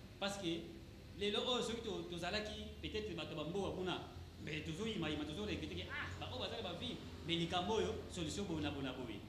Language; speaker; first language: Lingala; non-native, local second language; Kongo